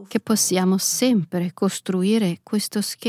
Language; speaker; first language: Italian; native; Italian